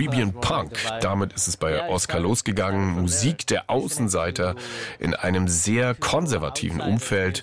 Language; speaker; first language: German; native; German